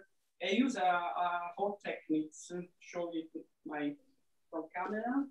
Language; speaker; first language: English; non-native, learner; Italian